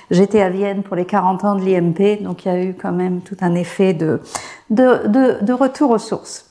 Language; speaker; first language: French; native; French